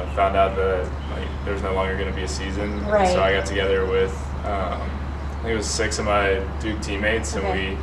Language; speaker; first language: English; native; English